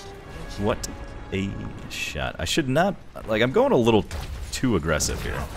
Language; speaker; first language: English; native; English